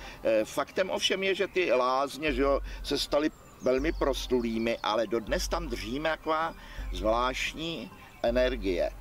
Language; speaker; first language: Czech; native; Czech